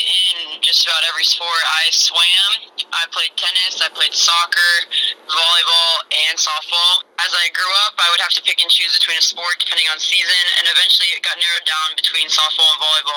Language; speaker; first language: English; native; English